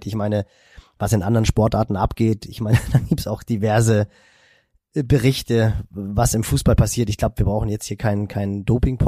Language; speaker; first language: German; native; German